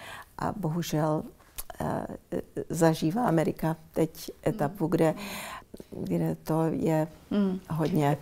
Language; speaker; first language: Czech; early bilingual, heritage; Czech